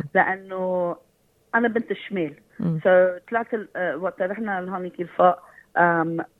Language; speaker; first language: Arabic; early bilingual, heritage; Arabic